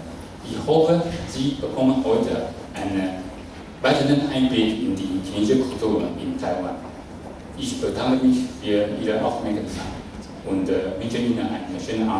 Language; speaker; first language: German; non-native, fluent; Chinese